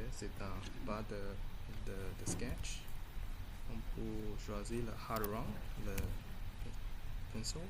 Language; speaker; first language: French; non-native, learner; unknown